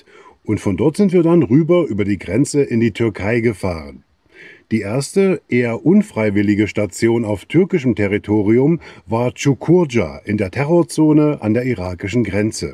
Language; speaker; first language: German; native; German